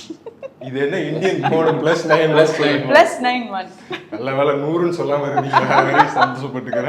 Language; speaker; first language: Tamil; native; Tamil